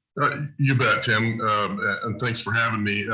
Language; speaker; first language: English; native; English